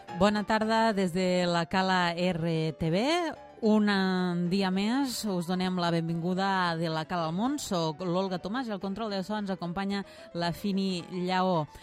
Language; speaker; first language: Catalan; native; Catalan